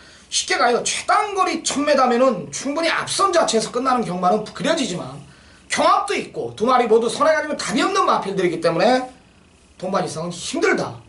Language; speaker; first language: Korean; native; Korean